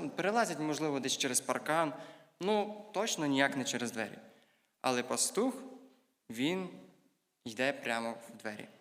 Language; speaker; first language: Ukrainian; native; Ukrainian